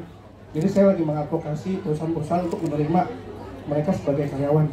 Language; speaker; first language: Indonesian; native; Indonesian